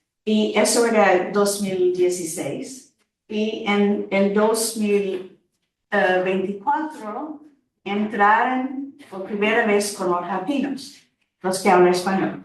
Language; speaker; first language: Spanish; non-native, fluent; English